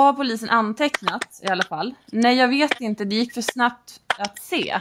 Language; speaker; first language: Swedish; native; Swedish